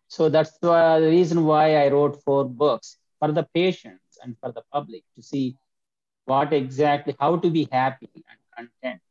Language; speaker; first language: English; non-native, local second language; Telugu